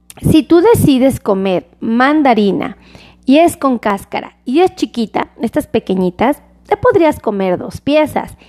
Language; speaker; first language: Spanish; native; Spanish